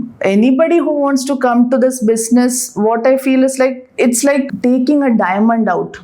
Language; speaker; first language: English; non-native, local second language; Malayalam